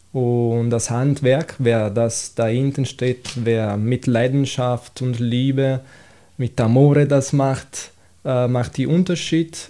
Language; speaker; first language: German; non-native, fluent; Italian